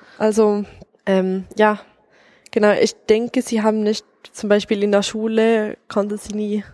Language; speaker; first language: German; non-native, fluent; Swedish